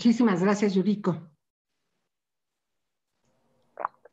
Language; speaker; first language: Spanish; native; Spanish